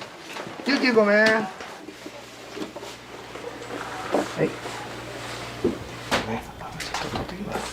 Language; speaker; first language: Japanese; native; Japanese